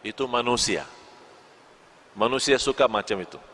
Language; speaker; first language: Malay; non-native, fluent; Arabic